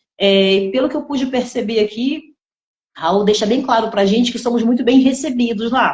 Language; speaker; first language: Portuguese; native; Portuguese